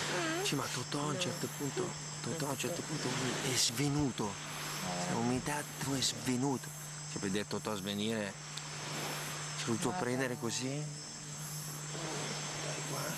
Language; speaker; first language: Italian; native; Italian